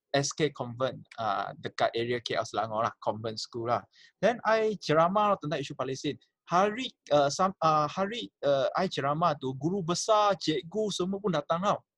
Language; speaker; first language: Malay; non-native, local second language; Chinese